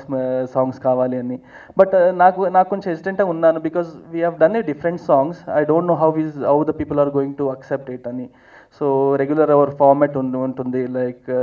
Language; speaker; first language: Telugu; non-native, learner; Kannada